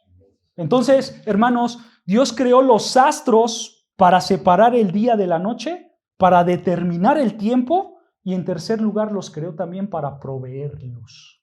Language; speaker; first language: Spanish; native; Spanish